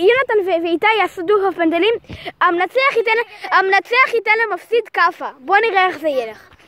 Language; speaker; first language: Hebrew; native; Hebrew